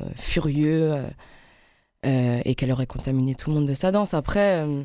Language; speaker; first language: French; native; French